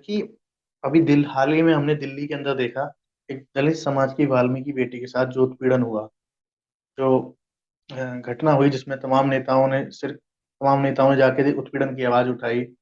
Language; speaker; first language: Hindi; native; Hindi